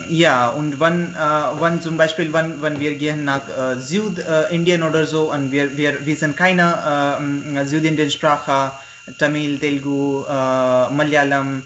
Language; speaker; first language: German; non-native, learner; Marathi